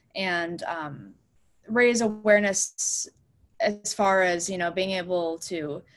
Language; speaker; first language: English; native; English